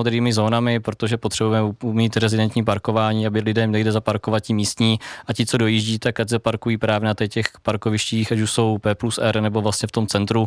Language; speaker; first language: Czech; native; Czech